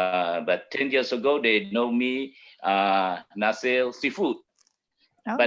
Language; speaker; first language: English; non-native, learner; Malay